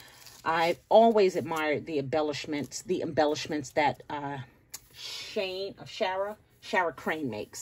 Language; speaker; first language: English; native; English